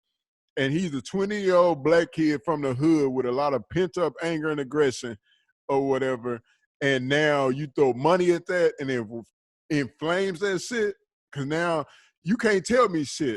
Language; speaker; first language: English; native; English